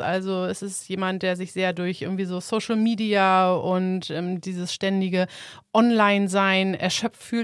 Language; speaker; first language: German; native; German